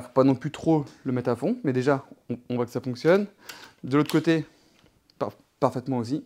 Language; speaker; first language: French; native; French